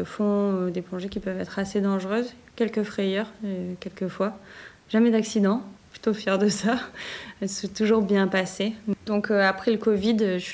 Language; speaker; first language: French; native; French